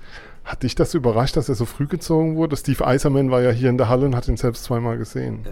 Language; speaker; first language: German; native; German